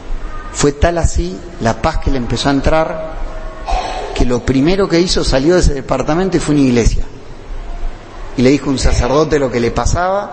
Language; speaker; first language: Spanish; native; Spanish